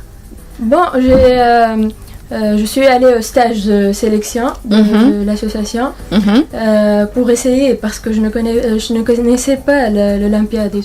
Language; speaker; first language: French; non-native, local second language; Arabic